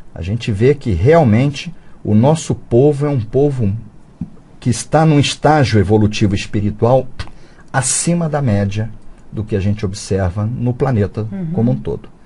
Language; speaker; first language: Portuguese; early bilingual, other home language; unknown